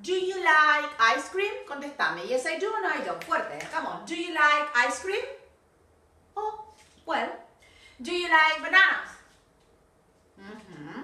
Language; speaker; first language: English; non-native, fluent; Spanish